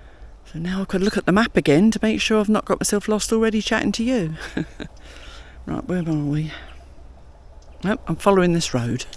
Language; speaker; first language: English; native; English